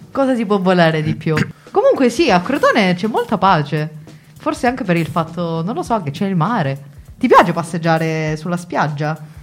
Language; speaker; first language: Italian; native; Italian